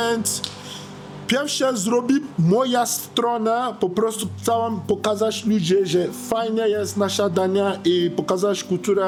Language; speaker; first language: Polish; non-native, learner; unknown